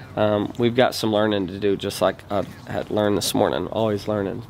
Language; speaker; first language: English; native; English